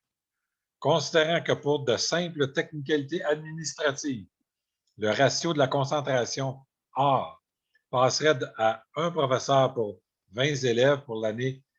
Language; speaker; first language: French; native; French